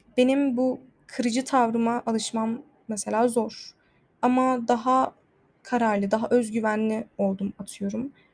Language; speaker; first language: Turkish; native; Turkish